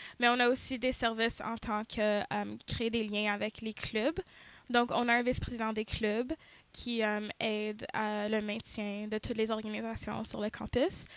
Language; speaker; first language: French; native; French